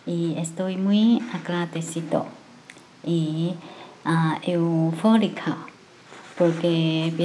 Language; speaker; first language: Spanish; non-native, learner; Chinese